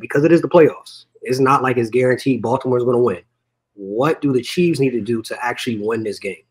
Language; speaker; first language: English; native; English